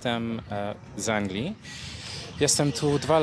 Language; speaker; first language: Polish; non-native, learner; English